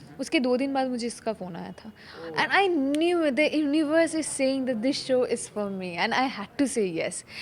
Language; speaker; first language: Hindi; non-native, local second language; Bangla